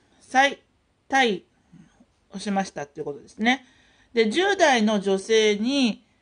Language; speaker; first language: Japanese; native; Japanese